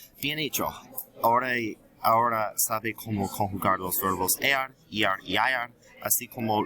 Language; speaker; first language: Spanish; non-native, learner; English